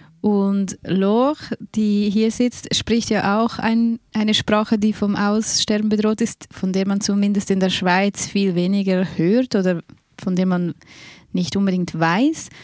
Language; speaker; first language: German; native; German